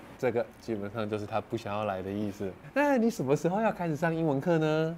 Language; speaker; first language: Chinese; native; Chinese